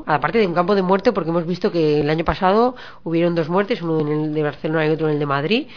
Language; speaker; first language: Spanish; native; Spanish